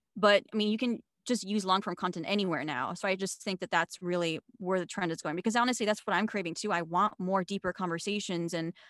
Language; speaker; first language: English; non-native, fluent; German